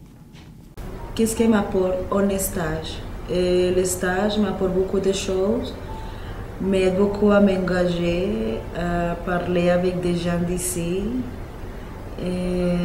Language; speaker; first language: French; non-native, learner; Spanish